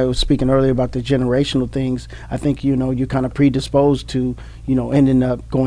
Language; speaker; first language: English; native; English